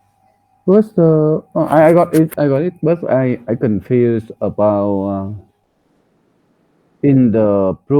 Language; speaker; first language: English; non-native, learner; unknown